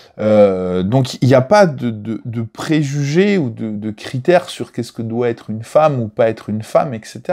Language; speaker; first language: French; native; French